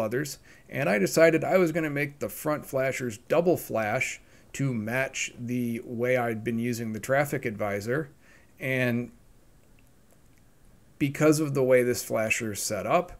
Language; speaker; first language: English; native; English